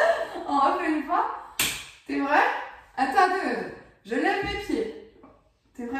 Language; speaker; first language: French; native; French